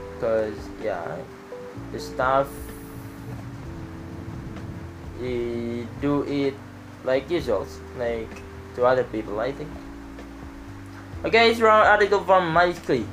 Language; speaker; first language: English; non-native, learner; Indonesian